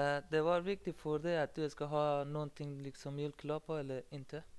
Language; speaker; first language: Swedish; non-native, learner; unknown